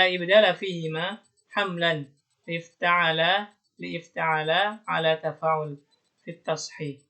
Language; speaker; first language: Arabic; non-native, learner; Indonesian